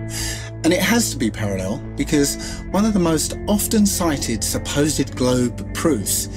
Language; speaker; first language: English; native; English